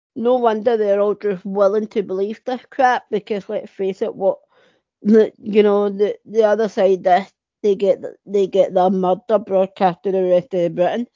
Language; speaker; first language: English; native; English